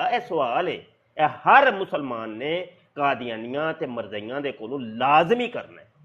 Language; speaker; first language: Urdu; non-native, local second language; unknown